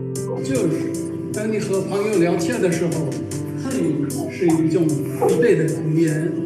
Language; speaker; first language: Chinese; non-native, fluent; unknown